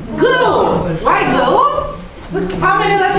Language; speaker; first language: English; non-native, fluent; Azerbaijani